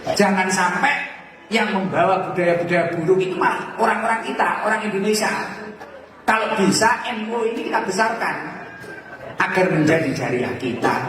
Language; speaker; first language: Indonesian; non-native, local second language; Javanese